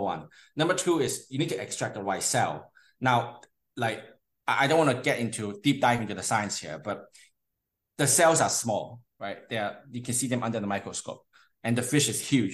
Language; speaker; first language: English; non-native, local second language; Cantonese